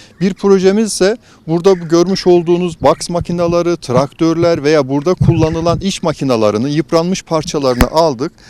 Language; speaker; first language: Turkish; native; Turkish